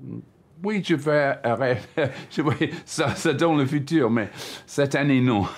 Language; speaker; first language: French; non-native, learner; English